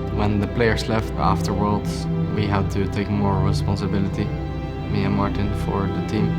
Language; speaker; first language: English; non-native, fluent; Swedish